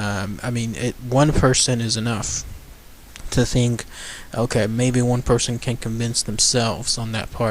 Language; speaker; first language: English; native; English